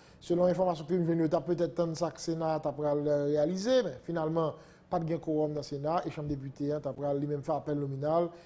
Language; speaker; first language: French; non-native, local second language; Haitian Creole